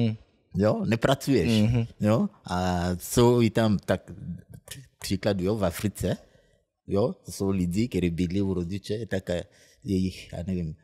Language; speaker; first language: Czech; non-native, fluent; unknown